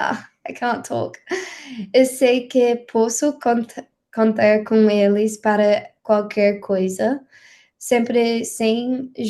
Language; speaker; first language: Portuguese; non-native, learner; English